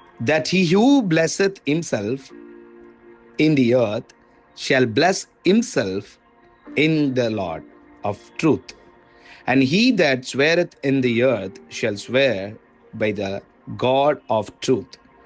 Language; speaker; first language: English; non-native, local second language; Tamil